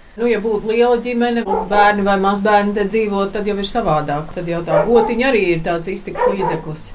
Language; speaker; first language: Latvian; native; Latvian